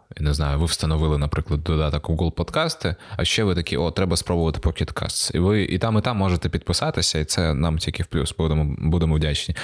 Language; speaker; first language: Ukrainian; native; Ukrainian